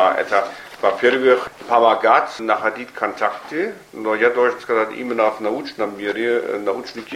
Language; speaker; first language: Russian; non-native, fluent; German